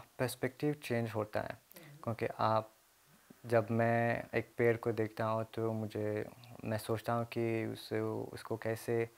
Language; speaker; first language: Hindi; early bilingual, heritage; Hindi